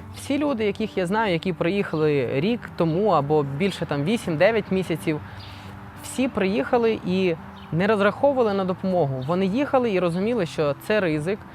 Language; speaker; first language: Ukrainian; non-native, local second language; Russian